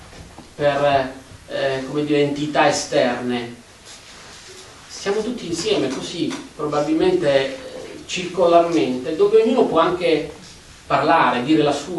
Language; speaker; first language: Italian; native; Italian